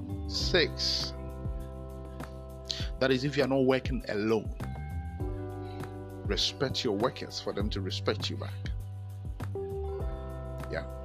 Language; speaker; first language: English; non-native, local second language; Akan